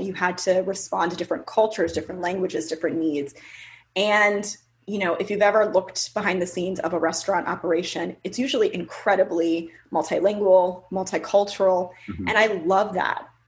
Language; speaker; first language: English; native; English